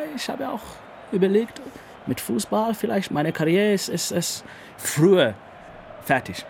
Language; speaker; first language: German; non-native, learner; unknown